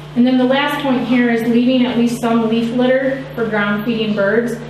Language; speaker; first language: English; native; English